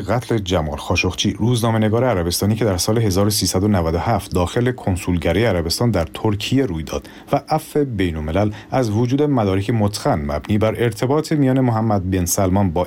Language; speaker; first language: Persian; native; Persian